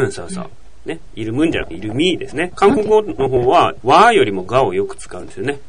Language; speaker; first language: Japanese; native; Japanese